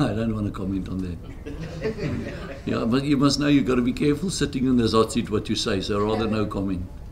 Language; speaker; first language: English; non-native, local second language; Afrikaans